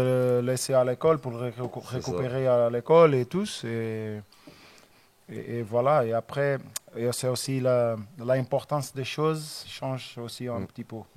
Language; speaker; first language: French; non-native, learner; Portuguese